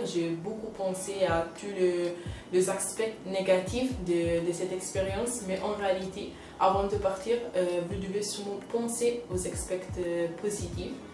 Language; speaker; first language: French; non-native, fluent; Italian